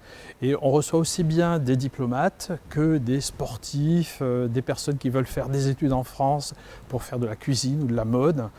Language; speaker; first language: French; native; French